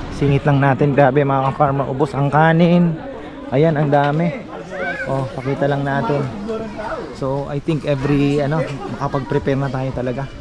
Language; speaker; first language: Filipino; non-native, local second language; Bikol